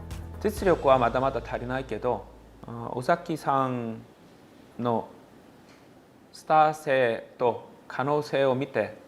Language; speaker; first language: Japanese; non-native, learner; Korean